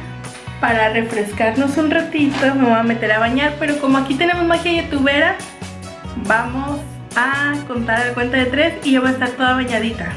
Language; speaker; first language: Spanish; native; Spanish